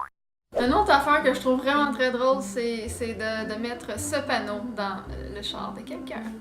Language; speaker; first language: French; native; French